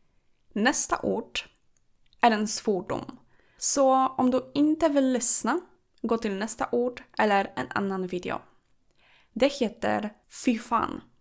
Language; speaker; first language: Swedish; non-native, fluent; Polish